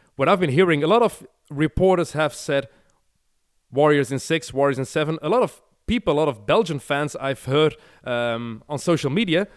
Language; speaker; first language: English; non-native, fluent; Dutch